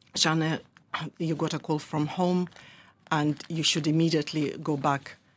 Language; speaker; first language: English; early bilingual, other home language; Russian